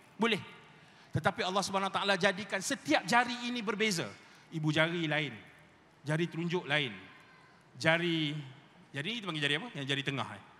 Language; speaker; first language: Malay; native; Malay